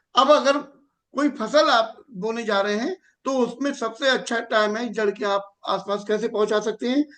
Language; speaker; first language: Hindi; native; Hindi